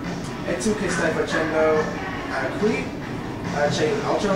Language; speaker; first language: Italian; non-native, learner; English